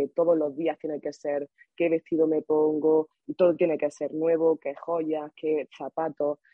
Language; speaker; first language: Spanish; native; Spanish